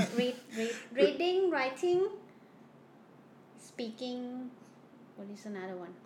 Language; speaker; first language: English; non-native, learner; Thai